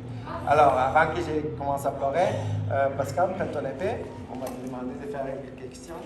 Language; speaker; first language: French; non-native, fluent; Spanish